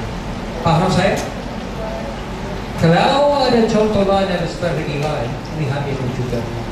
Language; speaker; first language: Indonesian; non-native, learner; English